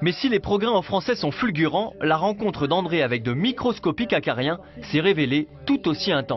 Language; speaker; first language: French; native; French